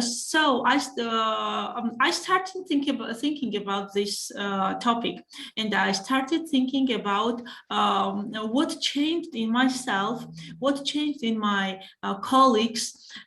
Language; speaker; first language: English; non-native, fluent; Georgian